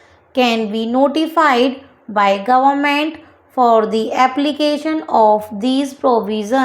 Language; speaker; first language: English; non-native, local second language; Hindi